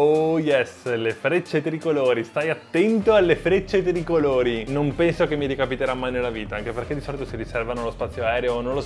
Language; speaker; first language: Italian; native; Italian